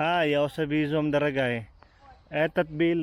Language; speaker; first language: Russian; non-native, learner; Cebuano